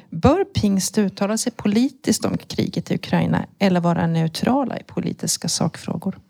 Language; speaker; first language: Swedish; native; Swedish